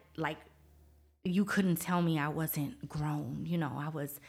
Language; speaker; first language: English; native; English